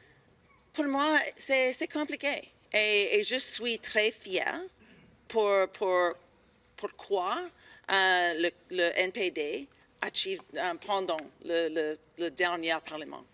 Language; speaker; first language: French; non-native, learner; English